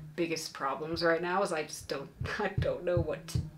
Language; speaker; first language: English; native; English